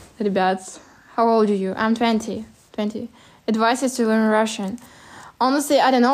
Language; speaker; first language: English; non-native, fluent; Russian